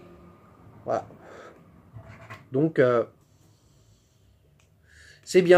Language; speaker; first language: French; native; French